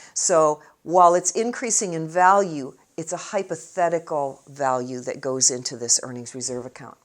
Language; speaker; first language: English; native; English